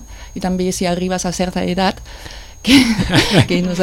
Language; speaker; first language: Catalan; non-native, fluent; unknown